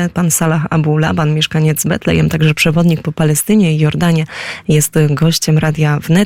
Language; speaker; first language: Polish; native; Polish